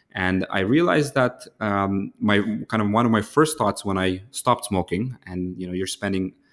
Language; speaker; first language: English; early bilingual, other home language; Ukrainian